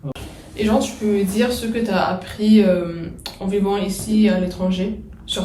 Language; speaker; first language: French; non-native, fluent; Arabic